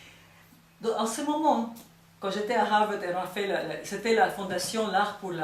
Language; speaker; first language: French; non-native, fluent; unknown